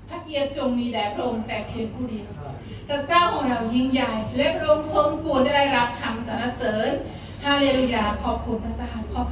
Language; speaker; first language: Thai; native; Thai